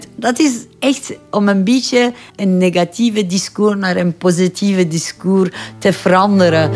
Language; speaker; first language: Dutch; non-native, fluent; Persian